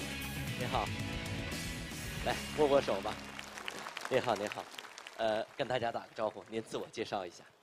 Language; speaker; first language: Chinese; native; Chinese